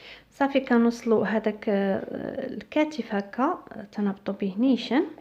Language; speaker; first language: Arabic; native; Arabic